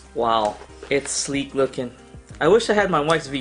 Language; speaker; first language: English; native; English